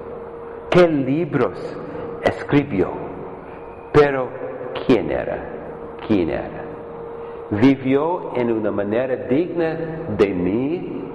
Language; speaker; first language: Spanish; non-native, fluent; English